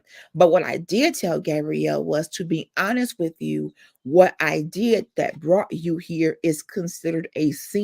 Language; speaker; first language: English; native; English